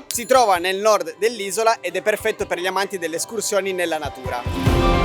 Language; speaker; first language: Italian; native; Italian